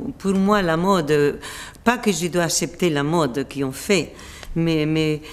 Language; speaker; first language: French; non-native, fluent; Spanish